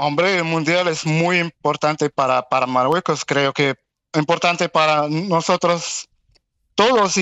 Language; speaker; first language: Spanish; non-native, fluent; Arabic